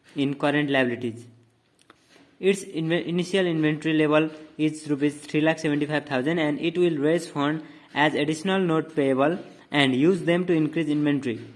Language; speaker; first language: English; non-native, local second language; Nepali